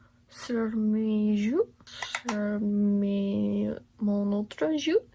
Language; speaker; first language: French; non-native, learner; English